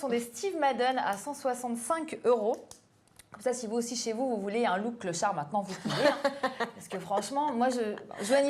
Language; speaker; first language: French; native; French